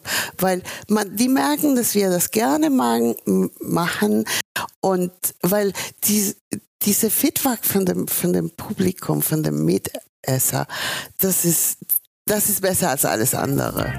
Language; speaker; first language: German; non-native, fluent; Spanish